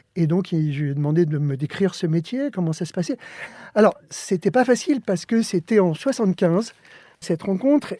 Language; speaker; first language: French; early bilingual, other home language; Spanish